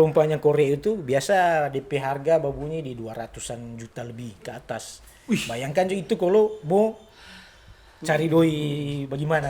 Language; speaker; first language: Indonesian; non-native, local second language; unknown